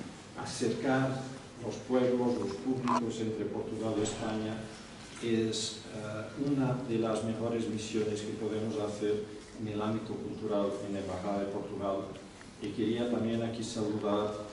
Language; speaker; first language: Spanish; non-native, fluent; Portuguese